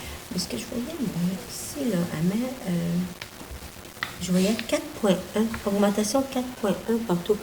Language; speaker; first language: French; native; French